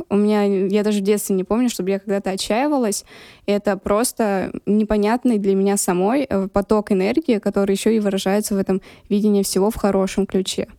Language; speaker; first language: Russian; non-native, local second language; Lezghian